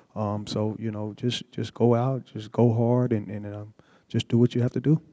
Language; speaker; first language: English; native; English